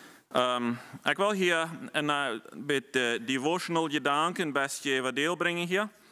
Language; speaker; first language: English; non-native, fluent; Plautdietsch